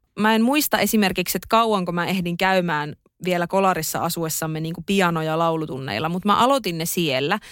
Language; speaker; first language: Finnish; native; Finnish